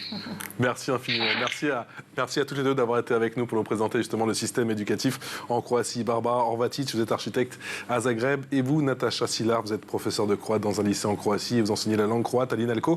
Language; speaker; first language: French; native; French